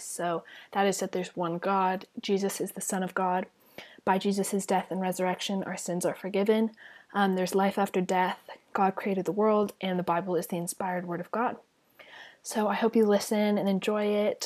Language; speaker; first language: English; native; English